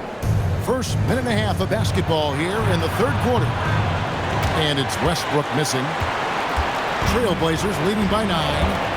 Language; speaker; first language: English; native; English